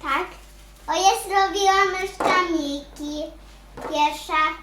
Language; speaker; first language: Polish; early bilingual, other home language; Russian